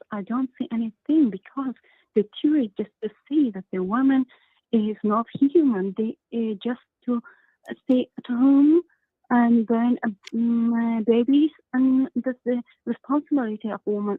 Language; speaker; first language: English; non-native, learner; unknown